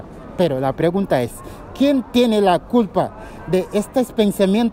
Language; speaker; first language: Spanish; non-native, fluent; Wolof